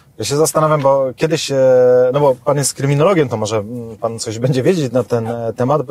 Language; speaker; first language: Polish; native; Polish